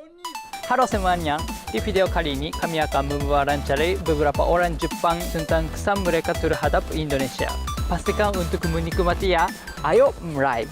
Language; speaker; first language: Indonesian; non-native, fluent; Japanese